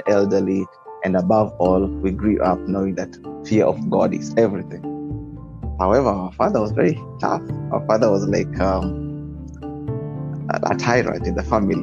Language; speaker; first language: English; non-native, local second language; Luyia